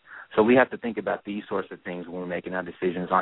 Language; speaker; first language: English; native; English